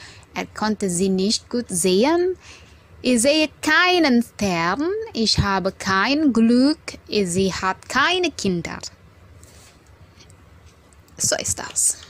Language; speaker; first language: German; non-native, fluent; Indonesian